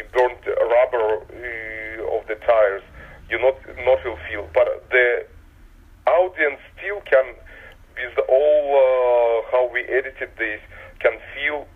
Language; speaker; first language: English; non-native, fluent; Russian